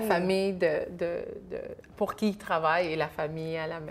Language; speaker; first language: French; native; French